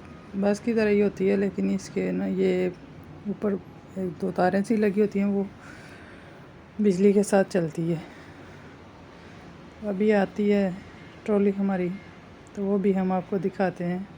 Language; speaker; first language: Hindi; native; Hindi